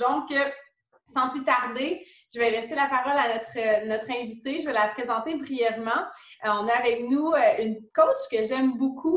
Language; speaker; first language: French; native; French